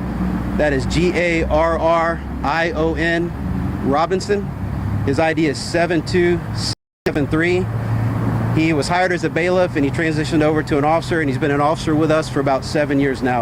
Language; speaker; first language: English; native; English